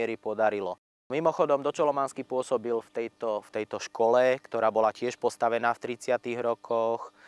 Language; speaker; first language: Slovak; native; Slovak